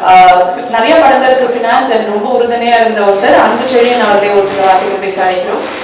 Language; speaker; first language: Tamil; native; Tamil